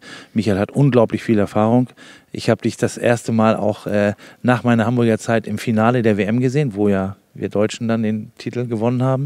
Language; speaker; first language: German; native; German